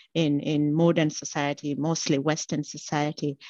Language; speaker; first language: English; non-native, local second language; Gusii